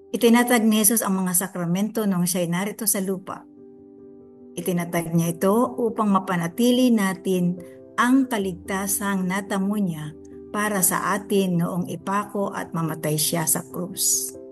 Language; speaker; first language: Filipino; native; Filipino